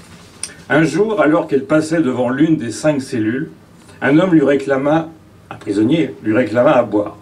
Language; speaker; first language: French; native; French